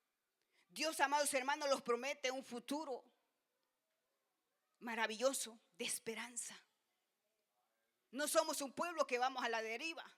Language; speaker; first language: Spanish; native; Spanish